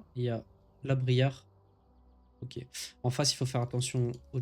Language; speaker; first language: French; native; French